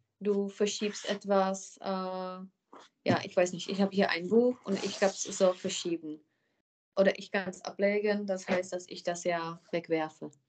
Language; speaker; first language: German; non-native, fluent; Czech